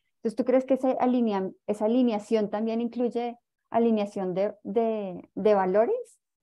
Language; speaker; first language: Spanish; native; Spanish